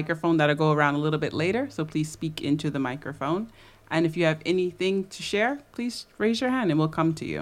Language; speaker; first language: English; native; English